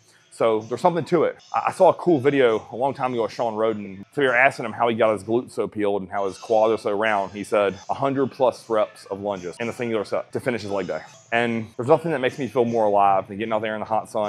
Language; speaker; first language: English; native; English